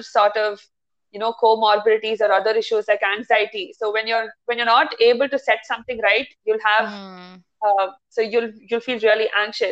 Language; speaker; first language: English; non-native, local second language; Tamil